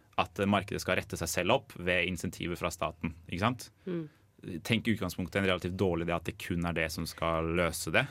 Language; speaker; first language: Norwegian; native; Norwegian